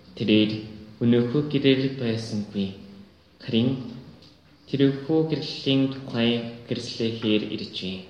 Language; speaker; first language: Mongolian; native; Mongolian